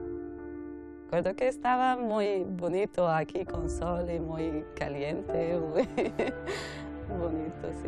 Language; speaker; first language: Spanish; non-native, fluent; Arabic